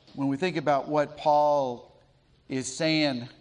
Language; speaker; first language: English; native; English